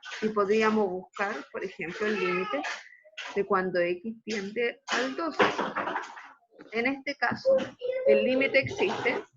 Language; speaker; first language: Spanish; native; Spanish